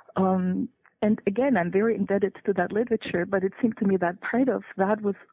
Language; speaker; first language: English; non-native, fluent; German